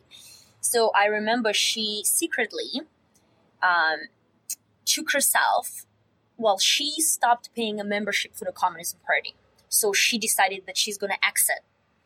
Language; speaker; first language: English; non-native, fluent; Russian